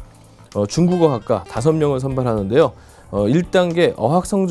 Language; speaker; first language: Korean; native; Korean